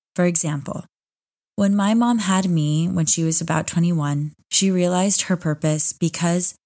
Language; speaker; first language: English; native; English